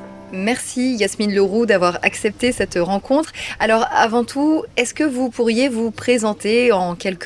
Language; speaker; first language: French; native; French